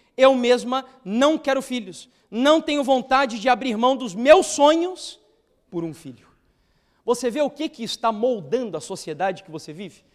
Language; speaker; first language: Portuguese; native; Portuguese